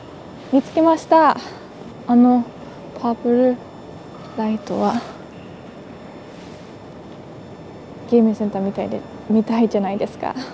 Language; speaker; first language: Japanese; non-native, learner; Dutch